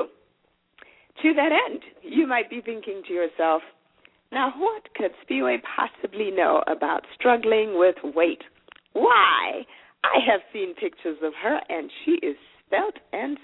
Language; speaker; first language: English; non-native, local second language; Shona